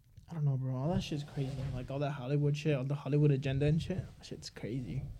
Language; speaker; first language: English; early bilingual, other home language; Spanish